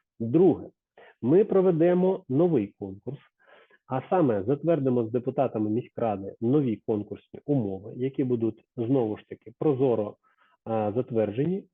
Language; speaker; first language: Ukrainian; native; Ukrainian